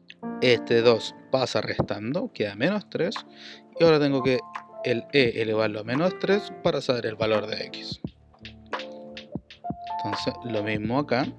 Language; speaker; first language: Spanish; native; Spanish